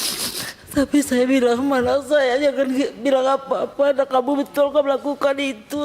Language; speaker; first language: Indonesian; non-native, local second language; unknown